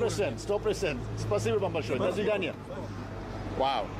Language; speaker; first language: Russian; non-native, learner; English